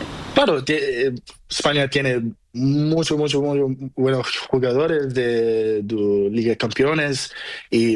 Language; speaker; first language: Spanish; non-native, learner; Portuguese